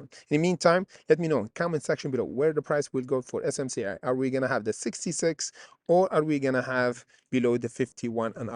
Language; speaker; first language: English; non-native, fluent; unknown